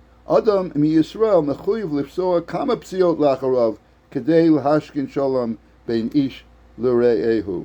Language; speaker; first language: Hebrew; non-native, fluent; English